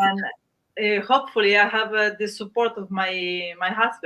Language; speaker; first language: English; non-native, learner; Spanish